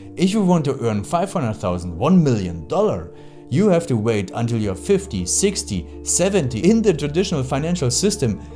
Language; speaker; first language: English; non-native, fluent; German